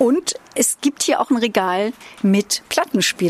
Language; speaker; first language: German; native; German